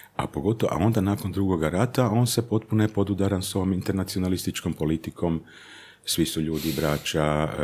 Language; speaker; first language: Croatian; native; Croatian